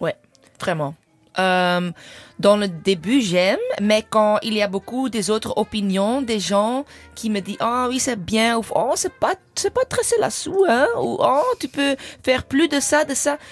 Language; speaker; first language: French; non-native, learner; English